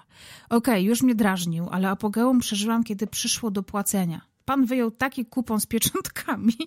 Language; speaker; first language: Polish; native; Polish